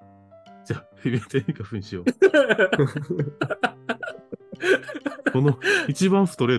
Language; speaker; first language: Japanese; native; Japanese